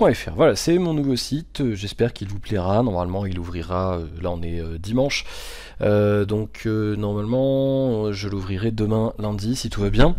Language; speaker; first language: French; native; French